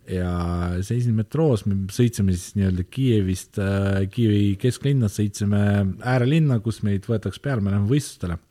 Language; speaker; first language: Estonian; non-native, local second language; Russian